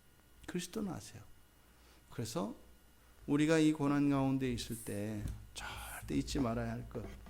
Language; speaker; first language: Korean; native; Korean